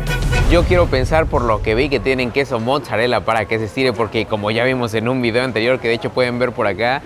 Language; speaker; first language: Spanish; native; Spanish